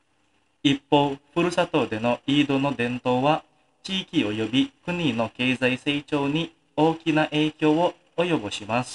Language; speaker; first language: Japanese; non-native, fluent; Indonesian